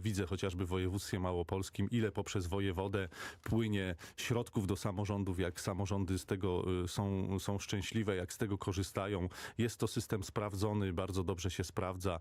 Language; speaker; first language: Polish; native; Polish